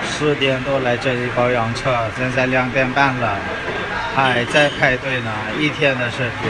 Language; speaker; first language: Chinese; non-native, fluent; Hindi